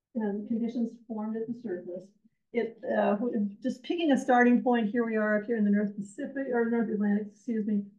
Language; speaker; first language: English; native; English